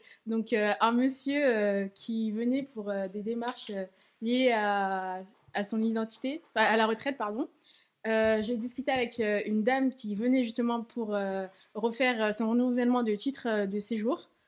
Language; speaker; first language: French; native; French